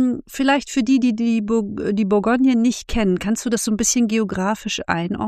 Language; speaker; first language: German; native; German